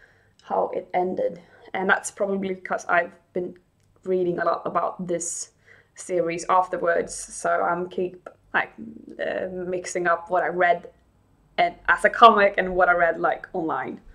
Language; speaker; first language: English; non-native, fluent; Swedish